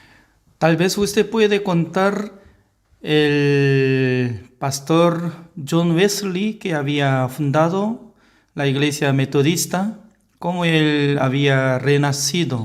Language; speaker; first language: Spanish; non-native, learner; Korean